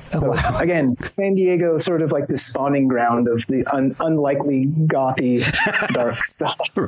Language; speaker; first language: English; native; English